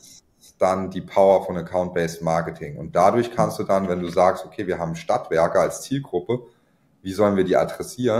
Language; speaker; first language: German; native; German